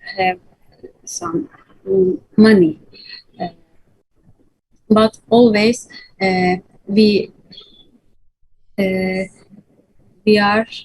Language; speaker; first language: English; non-native, learner; Turkish